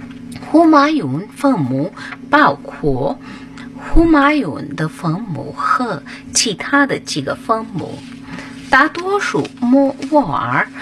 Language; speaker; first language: Chinese; non-native, fluent; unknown